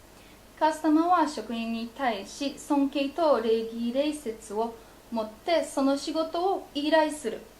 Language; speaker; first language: Japanese; non-native, fluent; Polish